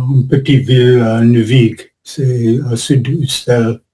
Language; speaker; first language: French; non-native, learner; English